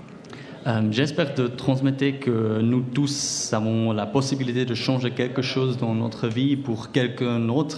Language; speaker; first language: French; non-native, fluent; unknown